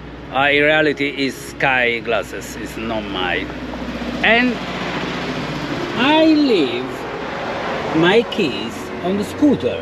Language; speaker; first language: English; non-native, learner; Italian